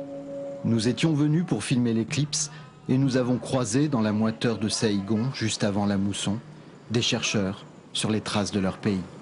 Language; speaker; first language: French; native; French